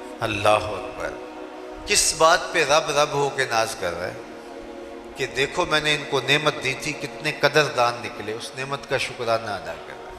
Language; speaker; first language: Urdu; non-native, local second language; Punjabi